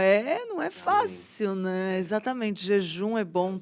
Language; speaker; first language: Portuguese; native; Portuguese